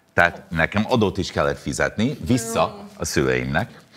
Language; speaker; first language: Hungarian; non-native, fluent; English